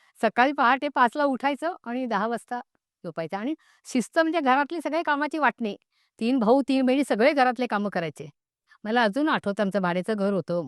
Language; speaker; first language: Marathi; non-native, local second language; Konkani